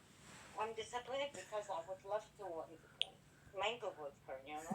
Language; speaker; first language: English; non-native, fluent; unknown